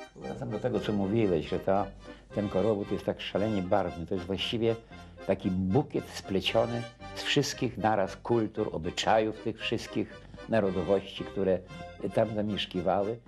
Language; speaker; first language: Polish; native; Polish